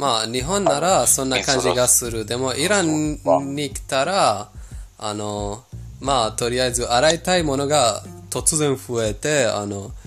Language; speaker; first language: Japanese; non-native, fluent; Persian